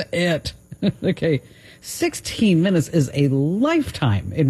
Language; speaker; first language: English; native; English